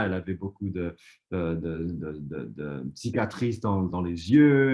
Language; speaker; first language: French; non-native, fluent; English